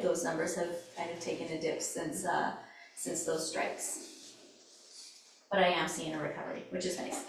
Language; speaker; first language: English; native; English